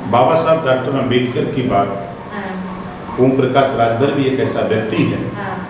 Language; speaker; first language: Hindi; native; Hindi